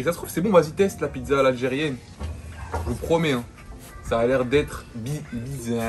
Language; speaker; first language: French; native; French